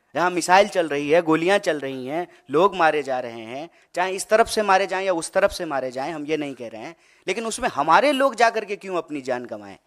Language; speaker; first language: Hindi; native; Hindi